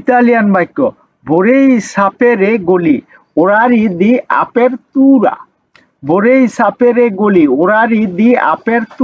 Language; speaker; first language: Italian; non-native, learner; Bangla